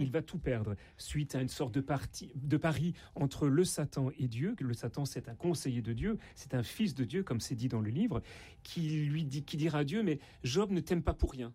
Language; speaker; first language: French; native; French